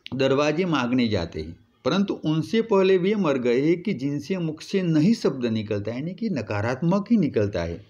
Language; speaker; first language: Hindi; non-native, local second language; Gujarati